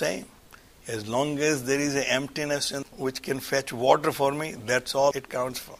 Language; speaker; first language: English; non-native, local second language; Gujarati